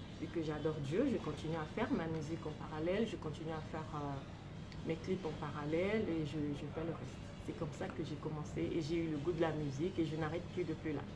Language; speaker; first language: French; non-native, local second language; Lingala